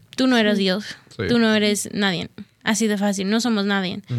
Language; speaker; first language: Spanish; early bilingual, heritage; Spanish